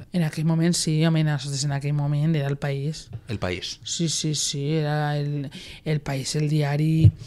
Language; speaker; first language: Catalan; native; Catalan